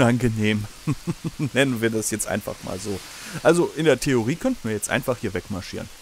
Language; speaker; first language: German; native; German